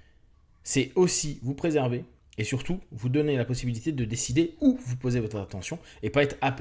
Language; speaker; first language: French; native; French